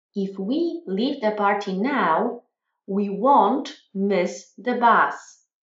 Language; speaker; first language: English; non-native, fluent; Polish